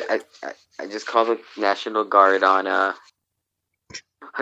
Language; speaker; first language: English; native; English